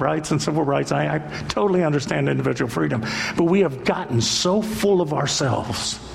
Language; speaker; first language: English; native; English